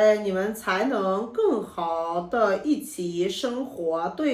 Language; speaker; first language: Chinese; non-native, fluent; Azerbaijani